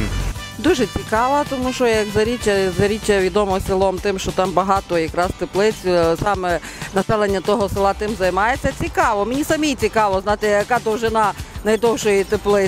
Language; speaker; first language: Ukrainian; native; Ukrainian